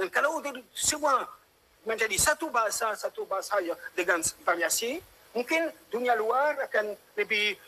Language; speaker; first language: Indonesian; non-native, fluent; French